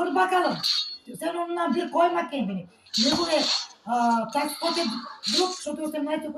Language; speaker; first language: Bulgarian; non-native, local second language; Turkish